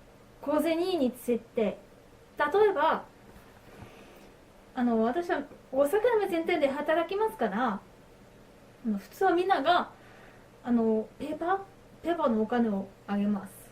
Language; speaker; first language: Japanese; non-native, learner; French